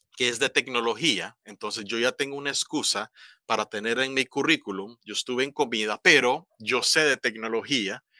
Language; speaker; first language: Spanish; native; Spanish